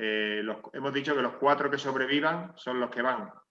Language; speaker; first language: Spanish; native; Spanish